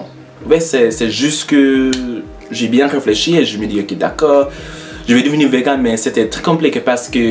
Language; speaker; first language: French; non-native, learner; English